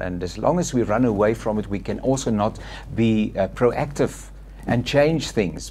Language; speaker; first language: English; non-native, local second language; Afrikaans